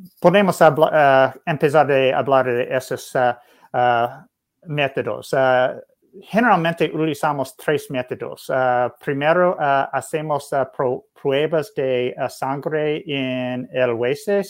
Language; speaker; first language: Spanish; non-native, learner; English